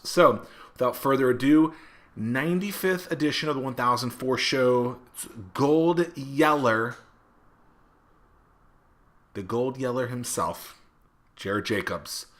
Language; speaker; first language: English; native; English